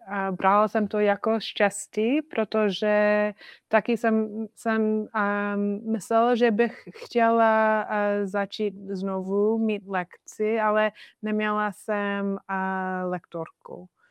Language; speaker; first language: Czech; non-native, fluent; English